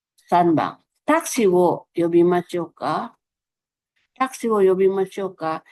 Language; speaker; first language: Japanese; non-native, fluent; Filipino